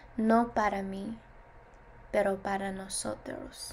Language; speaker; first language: Spanish; early bilingual, heritage; Spanish